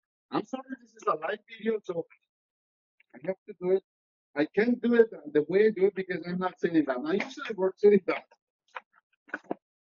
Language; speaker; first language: English; non-native, fluent; Spanish